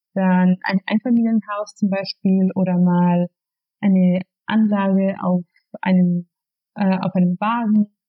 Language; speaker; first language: German; non-native, fluent; Spanish